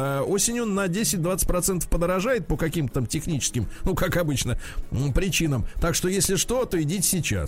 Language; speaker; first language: Russian; native; Russian